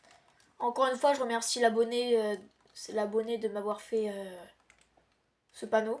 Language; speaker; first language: French; native; French